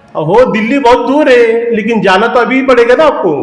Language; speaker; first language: Hindi; non-native, local second language; Marathi